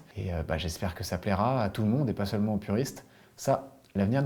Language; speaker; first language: French; native; French